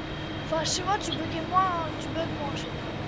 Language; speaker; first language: French; native; French